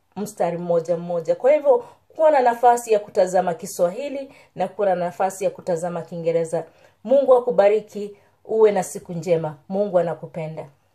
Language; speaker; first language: Swahili; native; Swahili